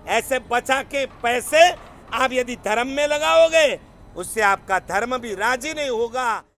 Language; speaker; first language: Hindi; non-native, local second language; Gujarati